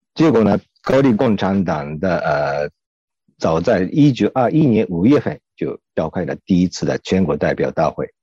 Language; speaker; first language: Chinese; non-native, fluent; Japanese